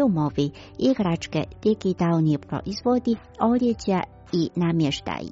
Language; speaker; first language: Croatian; non-native, fluent; Chinese